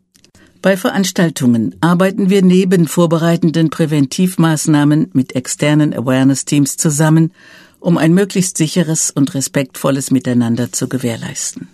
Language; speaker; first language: German; native; German